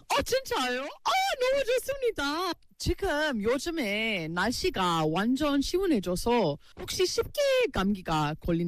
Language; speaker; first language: Korean; non-native, learner; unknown